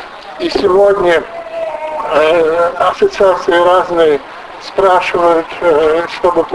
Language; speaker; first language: Russian; non-native, fluent; French